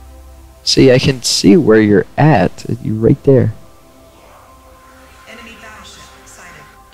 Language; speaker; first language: English; native; English